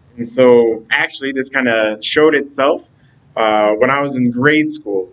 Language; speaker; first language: English; native; English